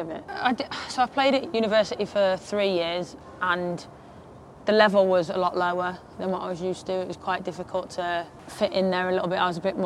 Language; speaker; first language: English; native; English